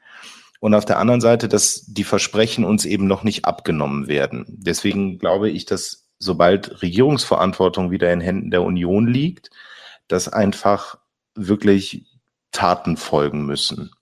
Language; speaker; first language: German; native; German